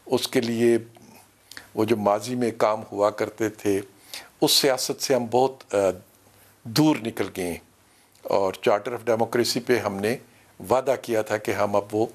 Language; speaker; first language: Urdu; non-native, local second language; Punjabi